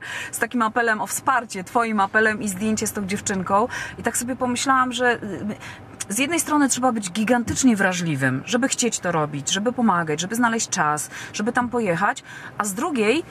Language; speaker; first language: Polish; native; Polish